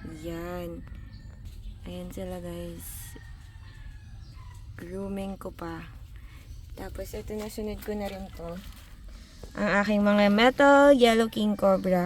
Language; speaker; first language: Filipino; native; Filipino